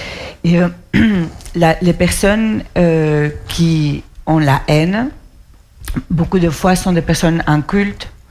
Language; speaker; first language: French; non-native, fluent; Spanish